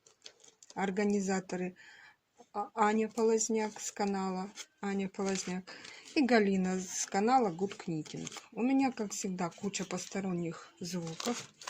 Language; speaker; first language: Russian; native; Russian